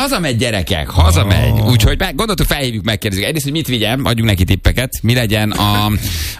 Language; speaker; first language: Hungarian; native; Hungarian